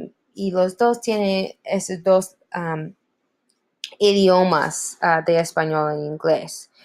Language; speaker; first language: Spanish; non-native, learner; English